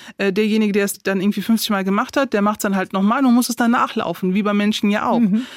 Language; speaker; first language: German; early bilingual, other home language; Turkish